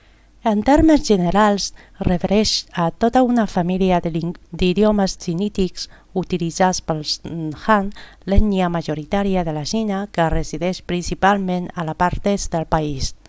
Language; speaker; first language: Catalan; non-native, fluent; Chinese